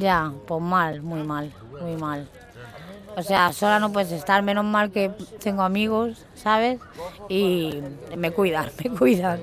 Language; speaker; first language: Spanish; native; Spanish